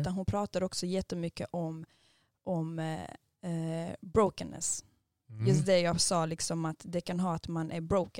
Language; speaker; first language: Swedish; early bilingual, other home language; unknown